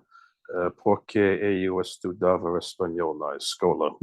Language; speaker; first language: Portuguese; non-native, learner; English